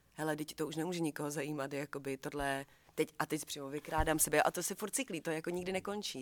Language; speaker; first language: Czech; native; Czech